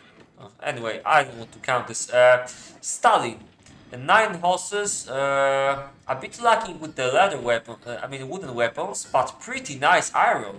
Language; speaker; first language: English; non-native, fluent; Polish